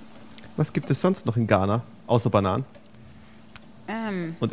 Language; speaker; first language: German; native; German